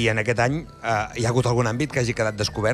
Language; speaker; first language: Catalan; native; Catalan